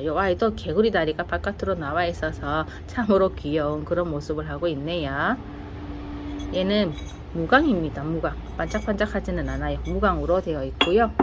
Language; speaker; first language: Korean; native; Korean